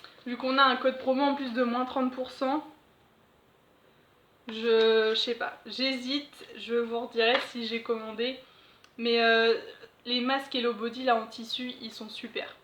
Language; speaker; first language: French; native; French